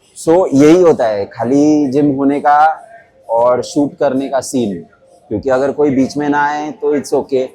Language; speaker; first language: Hindi; non-native, local second language; Marathi